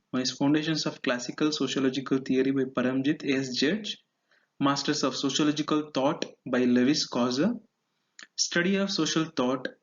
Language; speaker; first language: English; non-native, local second language; Kannada